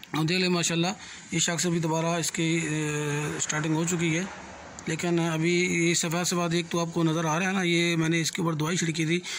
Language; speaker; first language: Hindi; non-native, local second language; Punjabi